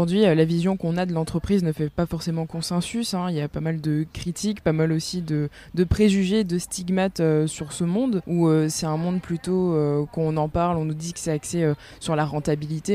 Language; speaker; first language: French; native; French